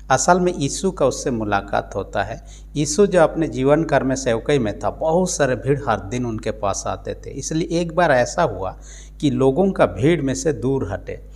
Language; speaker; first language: Hindi; non-native, local second language; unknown